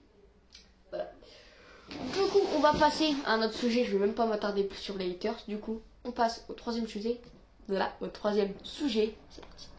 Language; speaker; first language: French; native; French